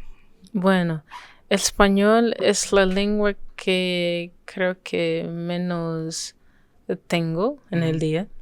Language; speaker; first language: Spanish; non-native, fluent; French